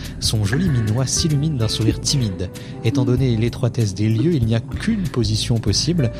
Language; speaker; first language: French; native; French